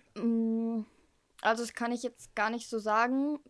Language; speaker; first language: German; early bilingual, heritage; German